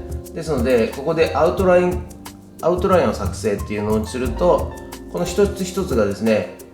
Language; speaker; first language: Japanese; native; Japanese